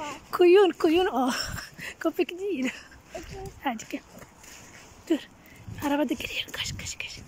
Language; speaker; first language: Turkish; non-native, learner; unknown